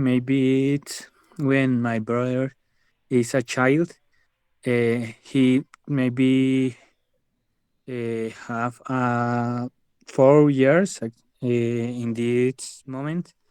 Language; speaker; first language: English; non-native, learner; Spanish